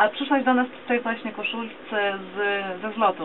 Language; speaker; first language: Polish; native; Polish